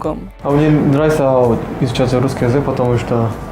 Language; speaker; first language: Russian; non-native, learner; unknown